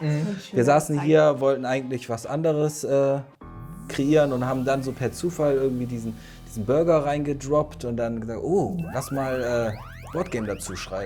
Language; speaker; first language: German; native; German